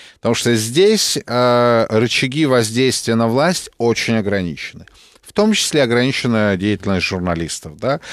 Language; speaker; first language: Russian; native; Russian